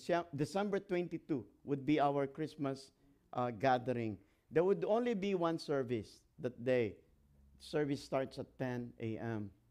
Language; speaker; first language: English; non-native, local second language; Filipino